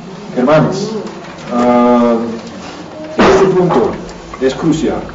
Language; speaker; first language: Spanish; non-native, learner; English